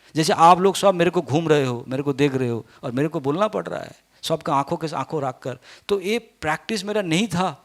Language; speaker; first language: Hindi; non-native, local second language; Bangla